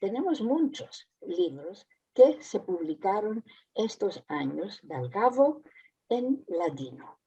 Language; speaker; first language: Spanish; early bilingual, heritage; Spanish